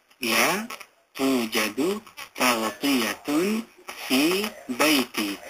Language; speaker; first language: Arabic; non-native, fluent; Malay